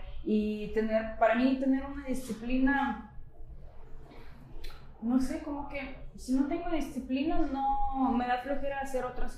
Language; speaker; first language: Spanish; non-native, fluent; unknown